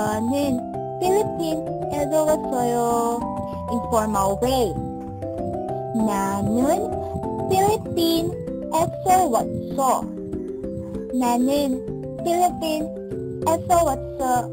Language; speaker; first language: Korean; non-native, learner; Filipino